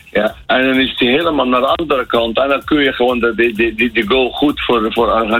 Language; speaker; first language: Dutch; non-native, fluent; Arabic